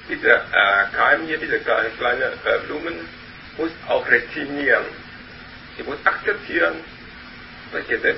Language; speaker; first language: German; non-native, learner; Vietnamese